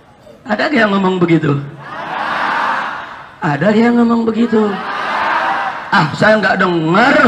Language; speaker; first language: Indonesian; native; Indonesian